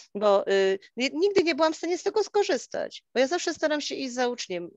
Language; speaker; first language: Polish; native; Polish